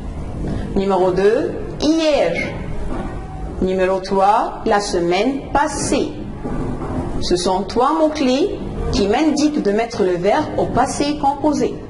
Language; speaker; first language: French; non-native, fluent; Arabic